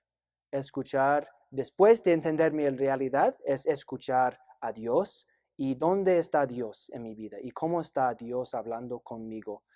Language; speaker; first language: Spanish; non-native, fluent; English